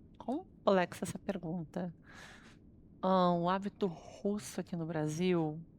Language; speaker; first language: Portuguese; early bilingual, other home language; Russian